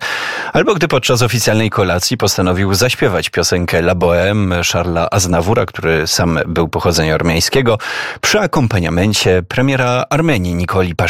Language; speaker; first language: Polish; native; Polish